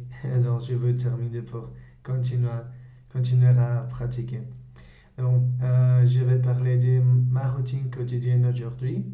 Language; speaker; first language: French; non-native, learner; Spanish